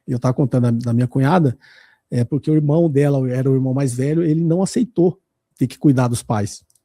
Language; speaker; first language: Portuguese; native; Portuguese